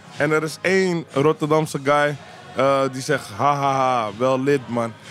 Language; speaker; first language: Dutch; native; Dutch